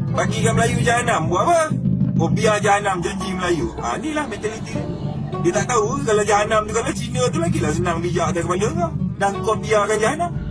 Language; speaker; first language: Malay; native; Malay